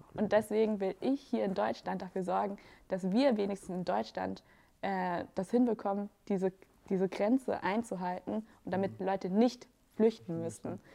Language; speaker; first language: German; native; German